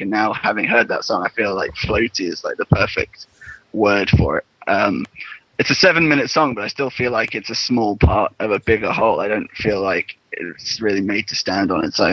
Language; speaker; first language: English; native; English